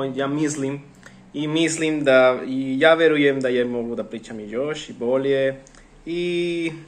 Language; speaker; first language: Serbian; non-native, learner; Spanish